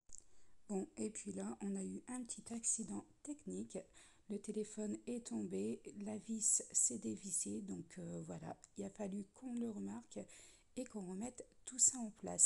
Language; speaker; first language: French; native; French